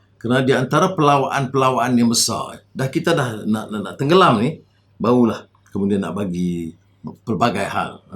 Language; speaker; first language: Malay; native; Malay